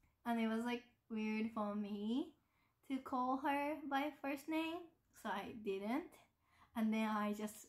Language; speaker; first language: English; non-native, fluent; Japanese